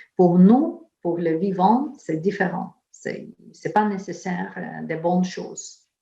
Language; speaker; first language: French; non-native, fluent; Ukrainian